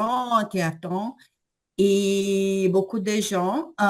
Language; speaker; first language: French; non-native, learner; Portuguese